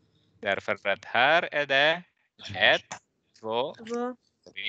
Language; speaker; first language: Swedish; non-native, fluent; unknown